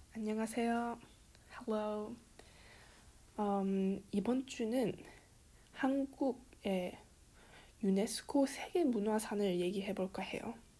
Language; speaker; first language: Korean; early bilingual, heritage; Korean